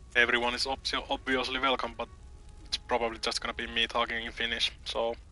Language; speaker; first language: English; non-native, fluent; Finnish